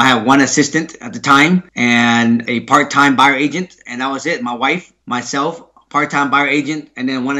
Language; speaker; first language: English; early bilingual, other home language; Vietnamese